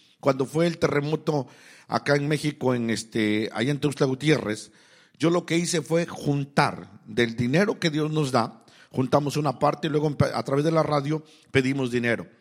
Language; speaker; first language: Spanish; native; Spanish